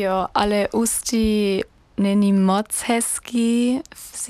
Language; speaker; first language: Czech; non-native, learner; German